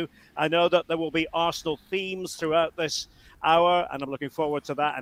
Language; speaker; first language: English; native; English